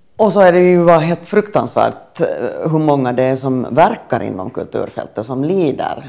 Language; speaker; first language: Swedish; native; Swedish